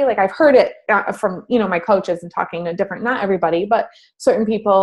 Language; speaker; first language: English; native; English